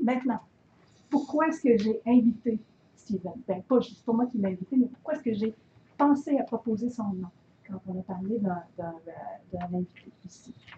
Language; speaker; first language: French; native; French